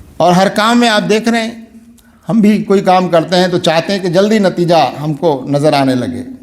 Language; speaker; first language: Urdu; native; Urdu